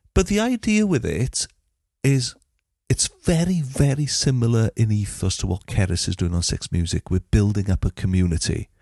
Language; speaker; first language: English; native; English